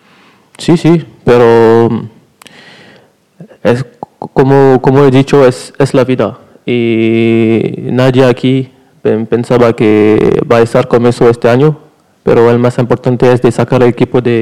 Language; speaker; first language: Spanish; non-native, learner; French